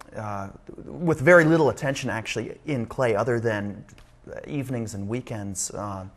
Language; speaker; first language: English; native; English